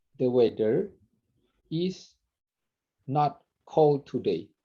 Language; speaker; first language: English; non-native, fluent; Indonesian